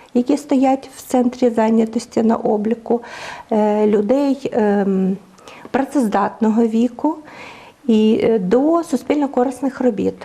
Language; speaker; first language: Ukrainian; native; Ukrainian